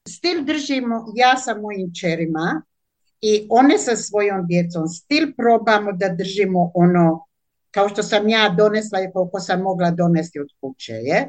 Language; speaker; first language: Croatian; native; Croatian